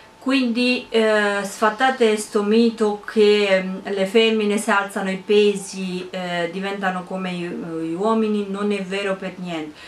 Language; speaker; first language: Italian; non-native, fluent; Romanian